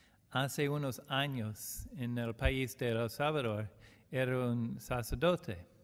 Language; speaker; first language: Spanish; non-native, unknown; English